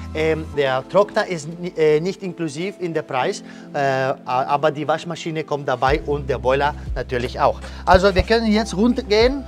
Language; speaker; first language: German; non-native, learner; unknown